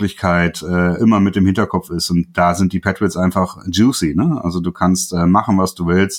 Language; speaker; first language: German; native; German